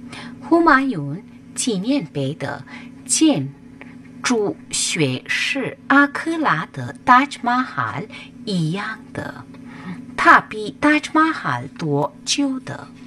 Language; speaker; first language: Chinese; non-native, fluent; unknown